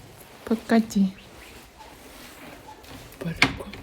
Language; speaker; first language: Russian; non-native, learner; Japanese